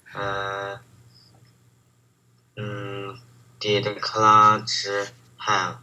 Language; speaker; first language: English; non-native, learner; Chinese